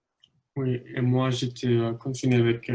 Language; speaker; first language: French; non-native, fluent; German